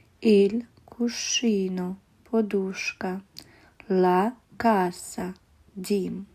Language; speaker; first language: Italian; non-native, learner; Ukrainian